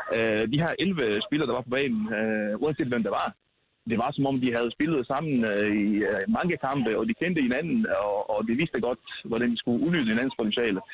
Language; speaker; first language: Danish; non-native, fluent; Italian